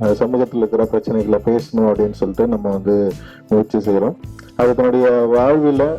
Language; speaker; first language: Tamil; native; Tamil